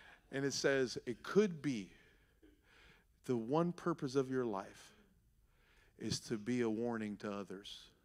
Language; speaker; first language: English; native; English